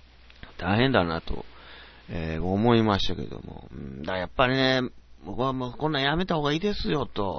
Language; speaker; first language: Japanese; native; Japanese